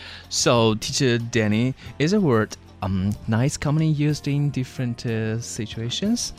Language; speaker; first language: English; non-native, fluent; Chinese